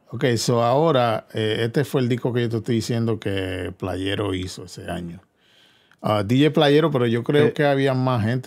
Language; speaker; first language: Spanish; early bilingual, heritage; Spanish